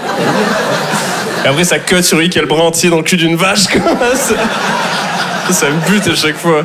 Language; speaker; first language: French; native; French